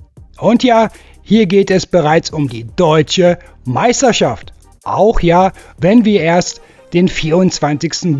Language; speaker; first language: German; native; German